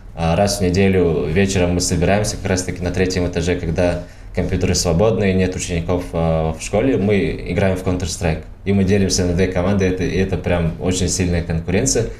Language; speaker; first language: Russian; non-native, local second language; Tajik